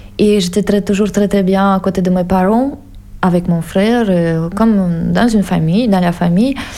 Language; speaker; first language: French; non-native, fluent; Russian